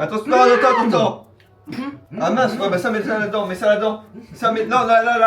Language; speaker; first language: French; native; French